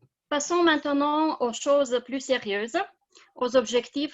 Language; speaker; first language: French; non-native, fluent; Lithuanian